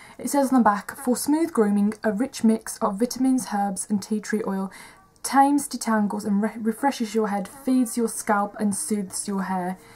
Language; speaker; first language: English; native; English